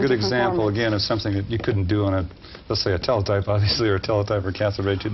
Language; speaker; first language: English; native; English